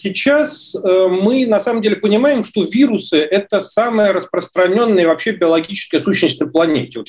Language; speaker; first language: Russian; native; Russian